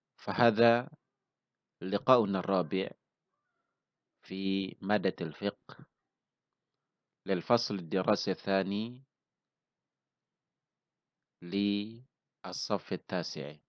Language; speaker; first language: Arabic; non-native, fluent; Indonesian